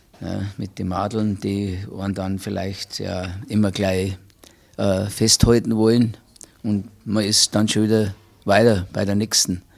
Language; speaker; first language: German; native; German